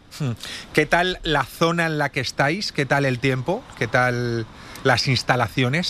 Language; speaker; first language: Spanish; native; Spanish